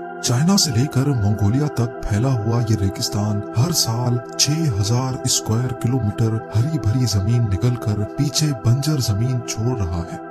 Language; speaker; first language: Urdu; native; Urdu